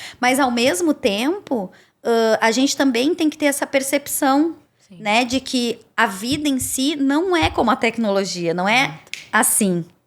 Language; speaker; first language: Portuguese; native; Portuguese